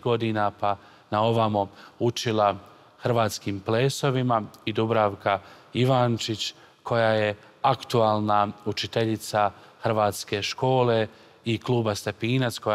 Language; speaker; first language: Croatian; native; Croatian